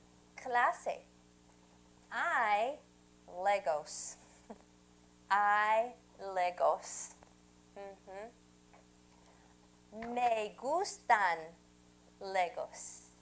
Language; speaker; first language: Spanish; non-native, fluent; English